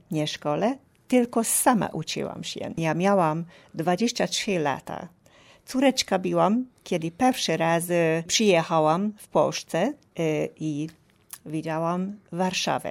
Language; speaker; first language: Polish; non-native, learner; Hungarian